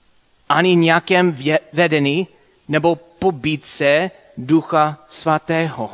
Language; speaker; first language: Czech; non-native, fluent; English